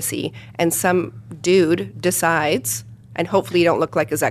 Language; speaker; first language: English; non-native, fluent; Ukrainian